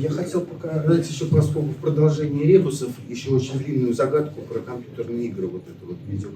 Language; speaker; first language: Russian; native; Russian